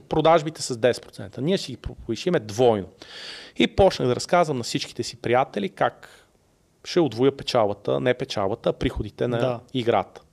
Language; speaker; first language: Bulgarian; native; Bulgarian